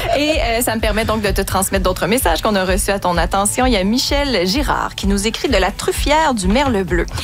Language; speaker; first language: French; native; French